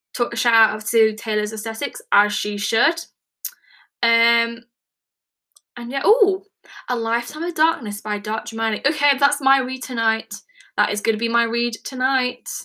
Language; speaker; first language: English; native; English